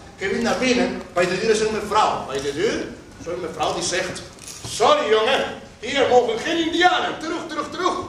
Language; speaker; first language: Dutch; non-native, fluent; Spanish